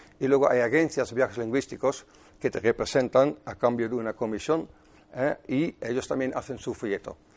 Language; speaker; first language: Spanish; non-native, fluent; Dutch